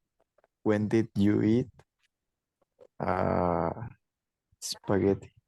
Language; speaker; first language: English; non-native, learner; Spanish